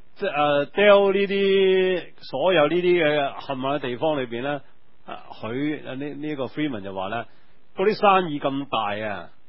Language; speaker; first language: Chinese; non-native, local second language; Cantonese